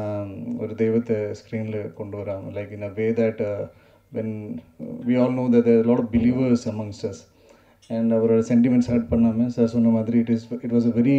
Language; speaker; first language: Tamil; non-native, learner; Malayalam